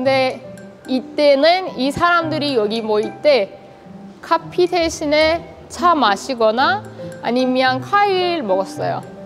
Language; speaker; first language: Korean; non-native, fluent; Persian